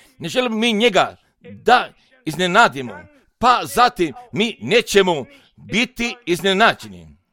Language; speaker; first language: Croatian; non-native, fluent; German